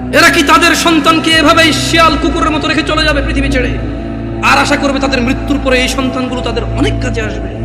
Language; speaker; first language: Bangla; early bilingual, heritage; Bangla